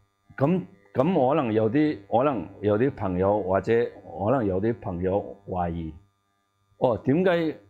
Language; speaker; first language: Cantonese; non-native, learner; Tibetan